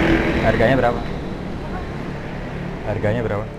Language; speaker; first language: Indonesian; non-native, local second language; Javanese